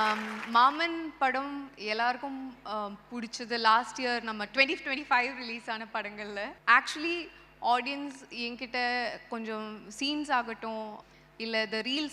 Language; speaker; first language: Tamil; non-native, local second language; Malayalam